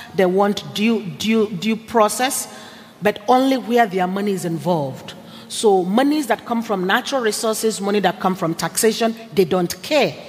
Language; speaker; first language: English; non-native, local second language; Igbo